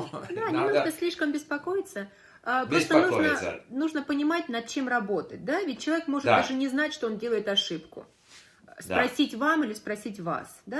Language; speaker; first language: Russian; native; Russian